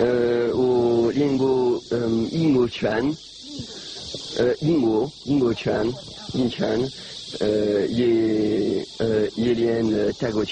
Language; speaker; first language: Chinese; non-native, learner; French